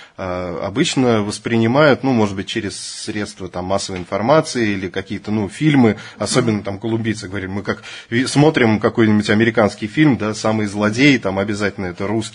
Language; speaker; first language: Russian; native; Russian